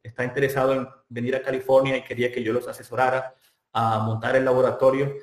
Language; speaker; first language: Spanish; native; Spanish